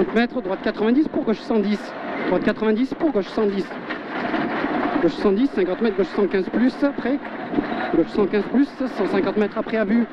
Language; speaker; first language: French; native; French